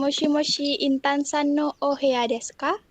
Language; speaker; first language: Japanese; non-native, learner; Indonesian